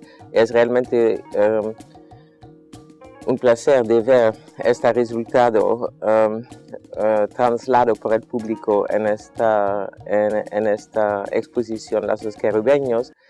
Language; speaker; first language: Spanish; non-native, fluent; Dutch